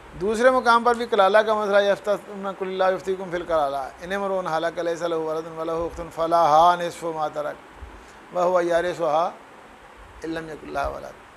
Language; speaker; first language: Urdu; non-native, local second language; Punjabi